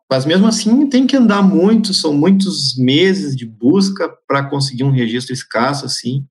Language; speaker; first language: Portuguese; native; Portuguese